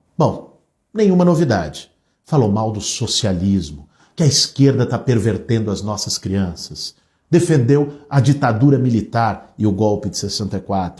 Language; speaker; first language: Portuguese; native; Portuguese